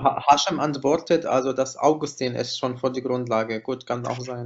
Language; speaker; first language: German; non-native, fluent; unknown